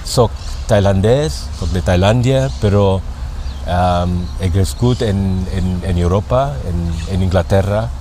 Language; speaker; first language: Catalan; non-native, learner; Thai